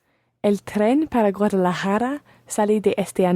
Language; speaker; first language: Spanish; non-native, learner; English